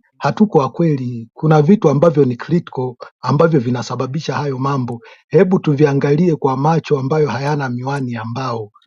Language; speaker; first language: Swahili; native; Swahili